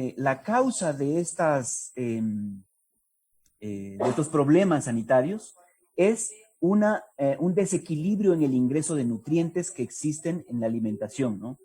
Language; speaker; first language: Spanish; native; Spanish